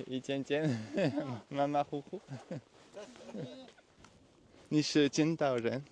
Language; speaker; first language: Chinese; non-native, learner; French